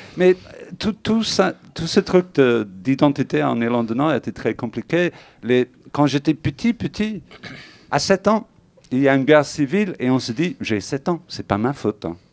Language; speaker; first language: French; non-native, fluent; English